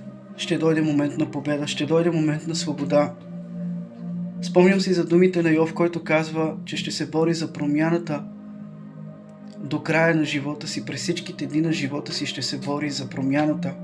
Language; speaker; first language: Bulgarian; native; Bulgarian